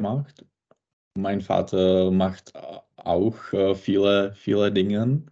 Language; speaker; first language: German; non-native, learner; Czech